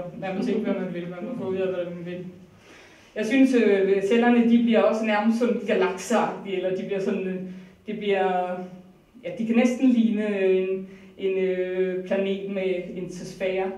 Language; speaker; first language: Danish; native; Danish